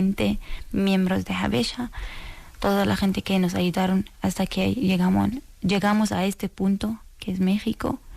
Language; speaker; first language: Spanish; non-native, learner; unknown